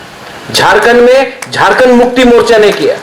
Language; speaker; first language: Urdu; non-native, local second language; Kok Borok